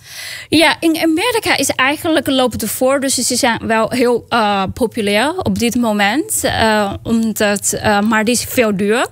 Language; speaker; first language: Dutch; non-native, learner; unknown